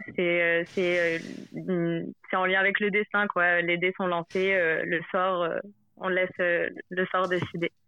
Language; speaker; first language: French; native; French